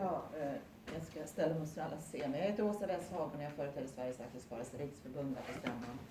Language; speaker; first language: Swedish; native; Swedish